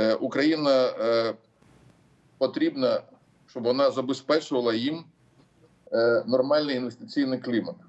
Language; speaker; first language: Ukrainian; non-native, local second language; Russian